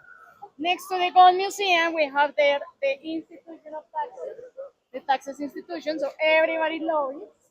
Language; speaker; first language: English; non-native, fluent; Spanish